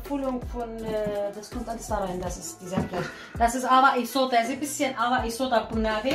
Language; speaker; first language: German; non-native, learner; Kurdish